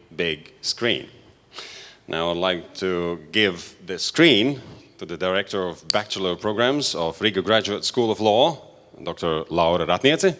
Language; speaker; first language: English; non-native, fluent; Latvian